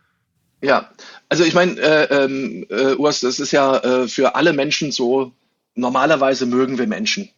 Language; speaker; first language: German; native; German